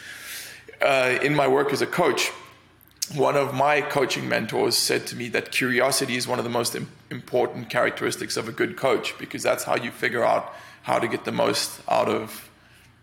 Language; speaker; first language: English; native; English